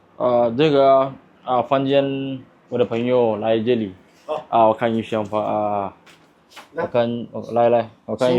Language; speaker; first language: Chinese; non-native, learner; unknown